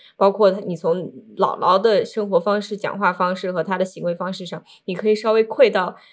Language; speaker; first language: Chinese; native; Chinese